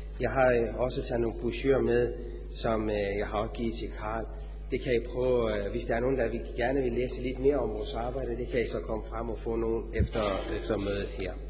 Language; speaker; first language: Danish; non-native, fluent; Persian